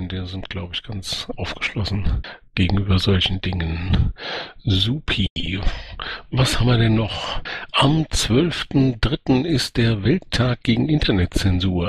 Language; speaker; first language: German; native; German